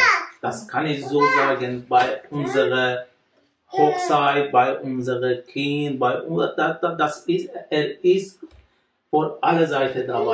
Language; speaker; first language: German; non-native, learner; Persian